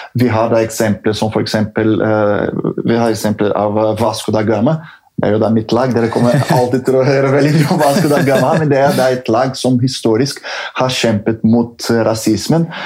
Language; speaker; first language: Norwegian; non-native, fluent; Portuguese